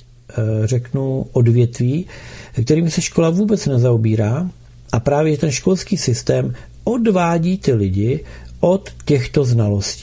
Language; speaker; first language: Czech; native; Czech